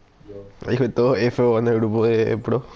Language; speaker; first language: Spanish; native; Spanish